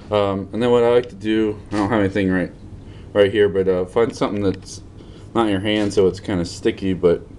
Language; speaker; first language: English; native; English